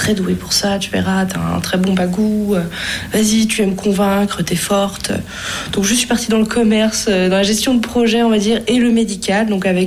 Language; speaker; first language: French; native; French